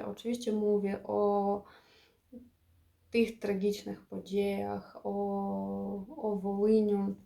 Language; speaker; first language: Polish; non-native, fluent; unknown